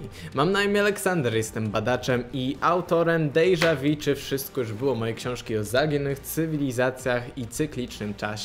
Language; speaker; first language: Polish; native; Polish